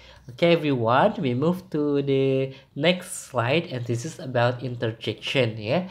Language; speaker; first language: English; non-native, fluent; Indonesian